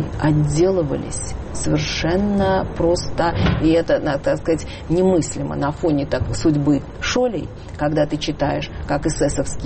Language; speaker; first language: Russian; native; Russian